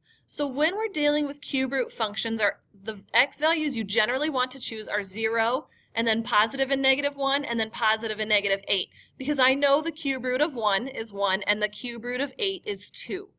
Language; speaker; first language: English; native; English